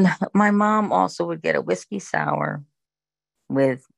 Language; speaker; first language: English; native; English